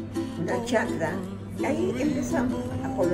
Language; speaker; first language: Spanish; early bilingual, other home language; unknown